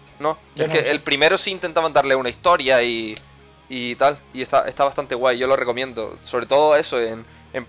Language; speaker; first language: Spanish; native; Spanish